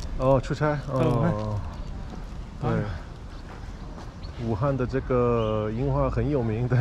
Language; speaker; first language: Chinese; non-native, learner; English